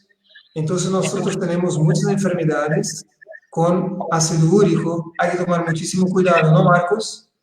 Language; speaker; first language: Spanish; non-native, fluent; Portuguese